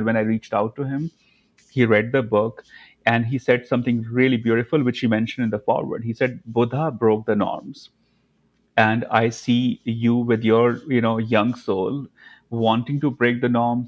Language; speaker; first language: English; non-native, local second language; Hindi